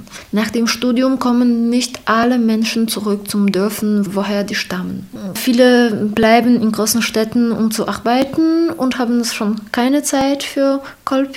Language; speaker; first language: German; non-native, fluent; Polish